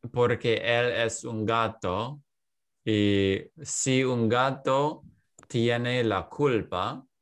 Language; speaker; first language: Spanish; non-native, learner; English